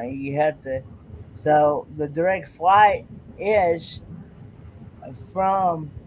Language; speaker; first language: English; native; English